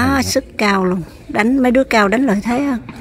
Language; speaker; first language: Vietnamese; native; Vietnamese